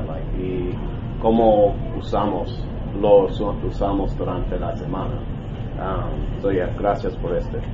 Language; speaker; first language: Spanish; non-native, learner; English